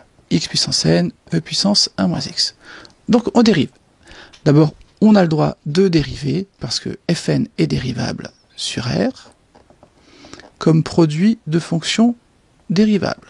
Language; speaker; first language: French; native; French